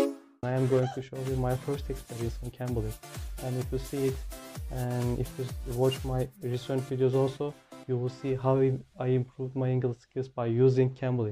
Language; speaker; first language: English; non-native, learner; Turkish